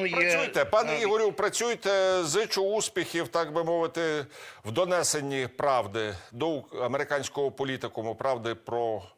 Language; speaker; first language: Ukrainian; native; Ukrainian